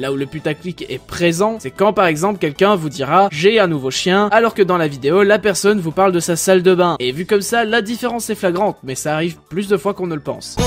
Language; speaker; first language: French; native; French